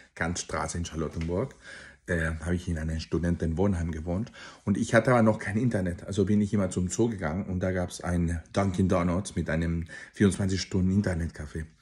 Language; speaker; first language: German; non-native, fluent; Spanish